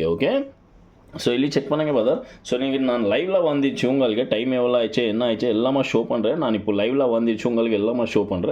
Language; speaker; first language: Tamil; non-native, learner; Kannada